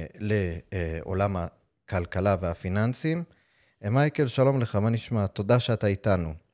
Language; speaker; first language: Hebrew; non-native, fluent; English